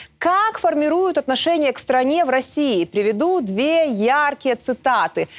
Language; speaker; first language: Russian; native; Russian